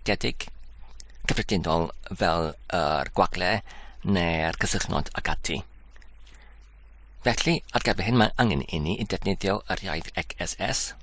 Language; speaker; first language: Welsh; non-native, learner; English